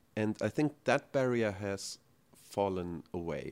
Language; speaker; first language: English; non-native, fluent; German